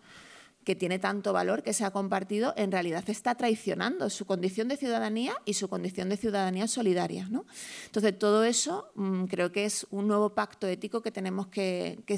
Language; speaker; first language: Spanish; native; Spanish